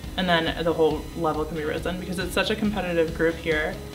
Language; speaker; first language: English; native; English